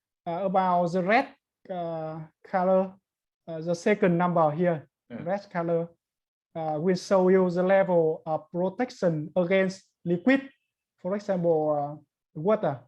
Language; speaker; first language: English; non-native, learner; Vietnamese